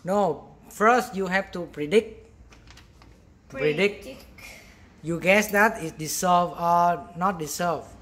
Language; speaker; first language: English; non-native, learner; Vietnamese